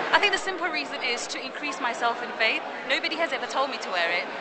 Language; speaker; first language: English; native; English